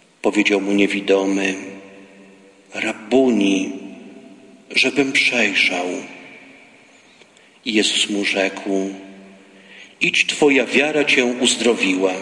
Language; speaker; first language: Polish; native; Polish